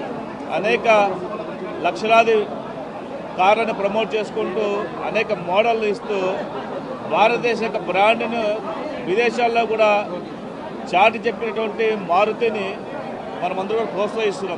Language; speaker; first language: Telugu; native; Telugu